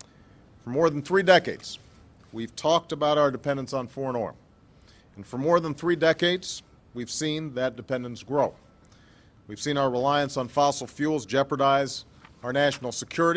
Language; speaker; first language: English; native; English